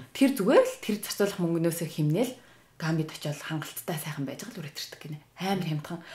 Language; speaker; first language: Mongolian; native; Mongolian